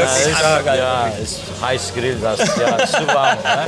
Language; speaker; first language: German; non-native, learner; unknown